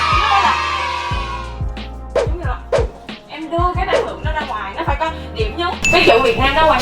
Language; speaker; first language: Vietnamese; native; Vietnamese